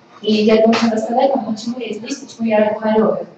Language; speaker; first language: Russian; native; Russian